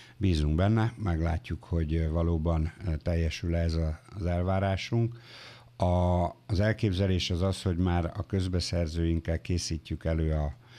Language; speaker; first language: Hungarian; native; Hungarian